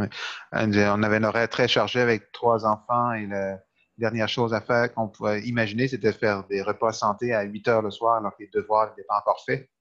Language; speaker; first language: French; native; French